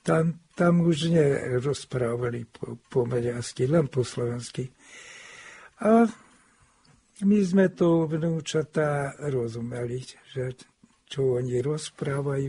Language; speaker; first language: Slovak; early bilingual, heritage; Hungarian